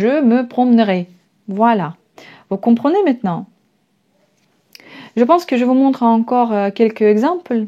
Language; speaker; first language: French; non-native, fluent; Russian